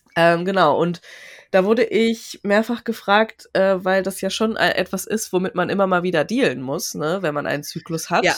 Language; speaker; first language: German; early bilingual, other home language; Turkish